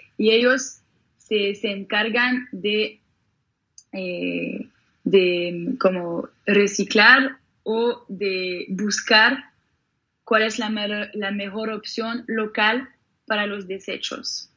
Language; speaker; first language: Spanish; non-native, fluent; French